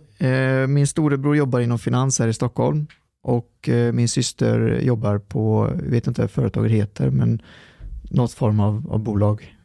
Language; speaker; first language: Swedish; early bilingual, other home language; Arabic